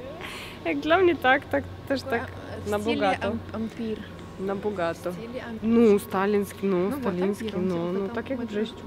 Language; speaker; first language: Polish; non-native, fluent; Russian